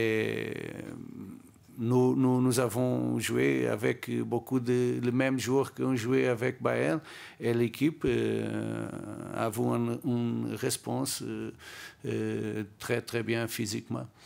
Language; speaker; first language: French; non-native, learner; Portuguese